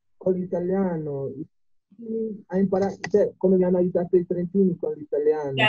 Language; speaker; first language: Italian; non-native, fluent; Akan